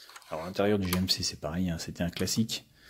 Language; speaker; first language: French; native; French